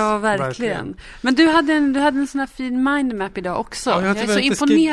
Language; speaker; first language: Swedish; native; Swedish